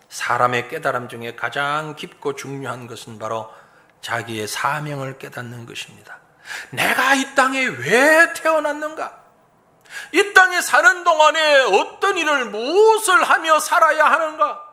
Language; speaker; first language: Korean; native; Korean